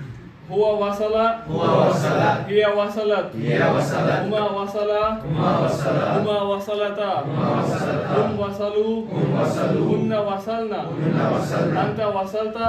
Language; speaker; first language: Arabic; non-native, learner; Urdu